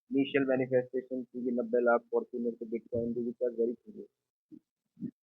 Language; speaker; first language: Hindi; non-native, local second language; Punjabi